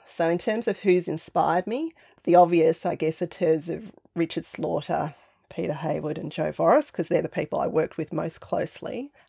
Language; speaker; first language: English; native; English